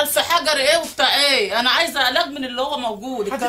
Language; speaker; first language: Arabic; native; Arabic